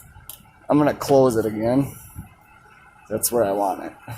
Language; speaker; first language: English; native; English